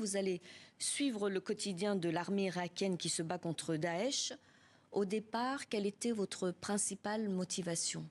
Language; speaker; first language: French; native; French